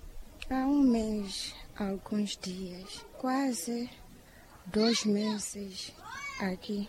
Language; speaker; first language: Portuguese; non-native, local second language; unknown